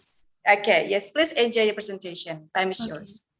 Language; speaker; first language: English; non-native, fluent; Indonesian